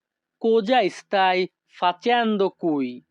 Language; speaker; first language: Italian; non-native, fluent; Bangla